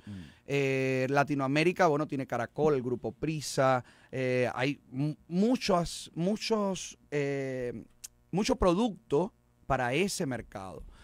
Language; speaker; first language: Spanish; native; Spanish